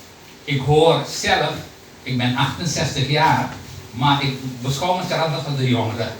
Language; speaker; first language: Dutch; non-native, local second language; Hindi